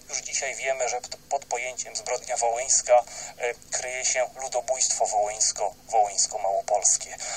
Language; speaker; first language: Polish; native; Polish